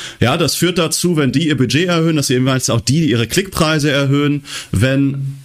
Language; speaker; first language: German; native; German